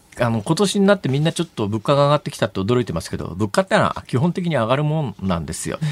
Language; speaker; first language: Japanese; native; Japanese